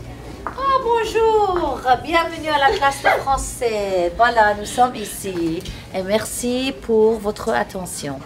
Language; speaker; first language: French; non-native, learner; English